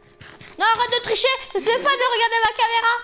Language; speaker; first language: French; native; French